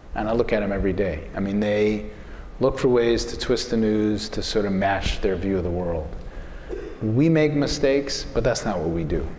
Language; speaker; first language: English; native; English